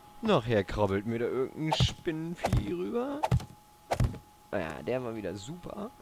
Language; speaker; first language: German; native; German